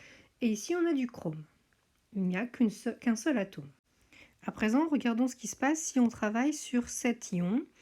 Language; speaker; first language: French; native; French